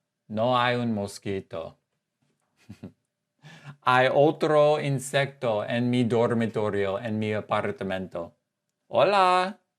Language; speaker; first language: Spanish; non-native, fluent; English